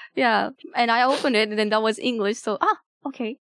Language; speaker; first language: English; non-native, fluent; Japanese